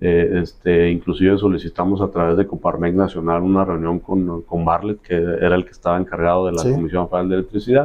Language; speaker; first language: Spanish; native; Spanish